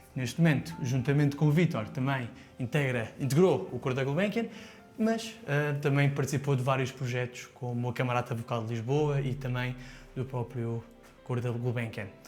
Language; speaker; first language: Portuguese; native; Portuguese